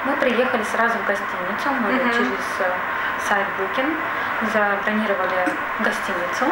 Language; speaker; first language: Russian; native; Russian